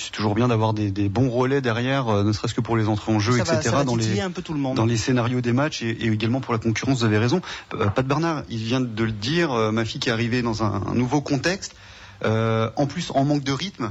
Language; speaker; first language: French; native; French